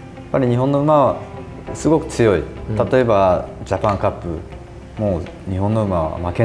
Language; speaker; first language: Japanese; non-native, fluent; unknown